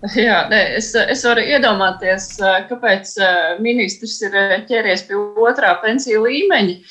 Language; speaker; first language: Latvian; native; Latvian